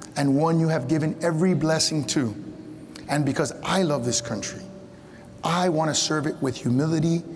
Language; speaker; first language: English; early bilingual, other home language; Spanish